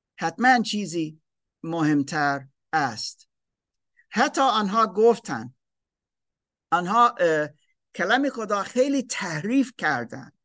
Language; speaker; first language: Persian; non-native, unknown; German